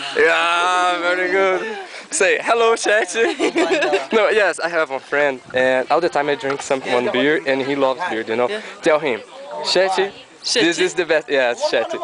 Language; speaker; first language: English; non-native, learner; Portuguese